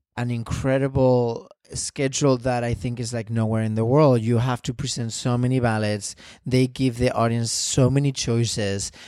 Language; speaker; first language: English; non-native, fluent; Spanish